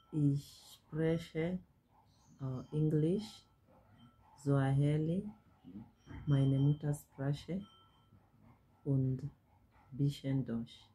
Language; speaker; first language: German; non-native, learner; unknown